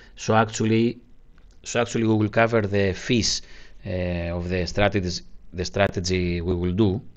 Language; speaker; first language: English; non-native, learner; Greek